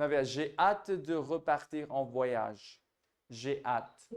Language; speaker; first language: French; non-native, fluent; Hindi